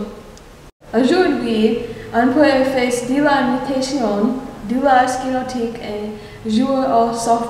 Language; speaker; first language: French; non-native, learner; English